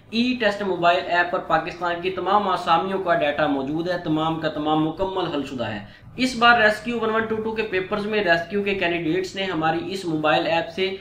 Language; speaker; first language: Urdu; non-native, local second language; Punjabi